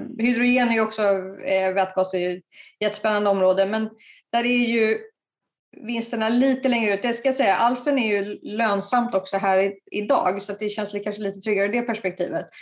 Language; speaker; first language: Swedish; native; Swedish